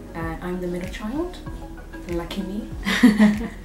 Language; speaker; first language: English; native; English